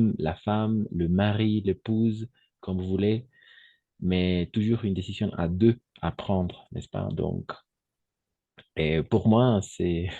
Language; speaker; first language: French; non-native, fluent; Spanish